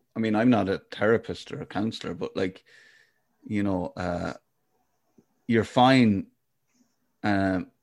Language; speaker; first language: English; native; English